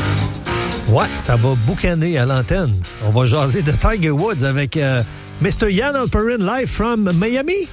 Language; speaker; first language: French; native; French